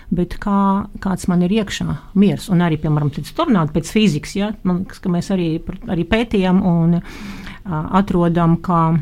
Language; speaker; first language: Latvian; non-native, local second language; Russian